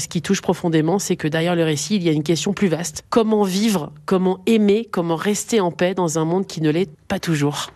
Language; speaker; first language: French; native; French